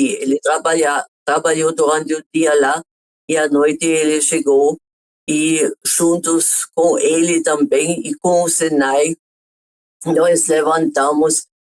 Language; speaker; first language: Portuguese; non-native, fluent; German